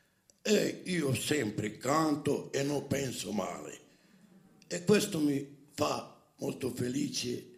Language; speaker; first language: Italian; non-native, fluent; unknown